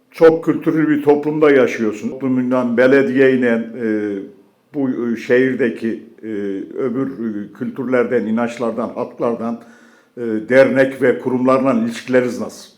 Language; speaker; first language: Turkish; native; Turkish